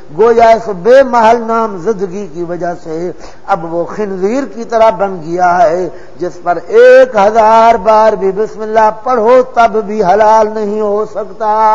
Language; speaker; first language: Urdu; non-native, local second language; Saraiki